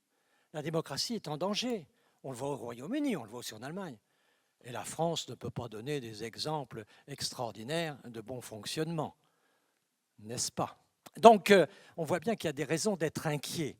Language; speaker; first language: French; native; French